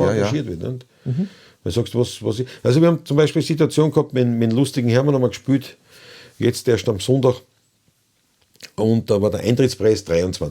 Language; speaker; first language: German; native; German